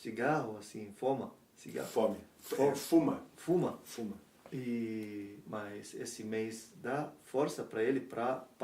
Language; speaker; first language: Portuguese; non-native, learner; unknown